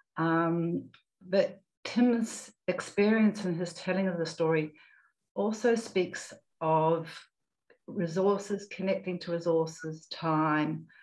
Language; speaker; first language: English; native; English